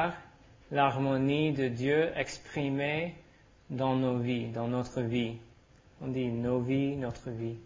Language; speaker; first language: French; non-native, learner; English